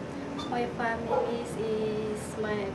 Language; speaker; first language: English; non-native, learner; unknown